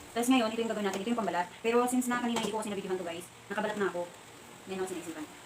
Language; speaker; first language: Filipino; non-native, local second language; Cebuano